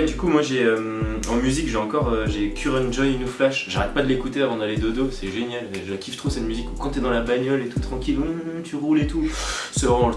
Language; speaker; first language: French; native; French